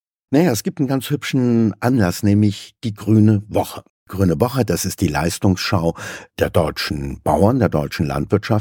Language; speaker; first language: German; native; German